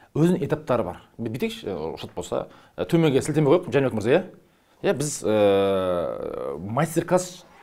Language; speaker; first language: Kazakh; native; Kazakh